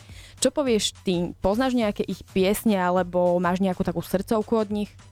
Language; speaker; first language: Slovak; native; Slovak